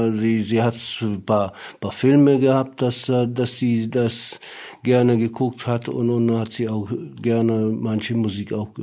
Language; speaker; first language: German; non-native, learner; Polish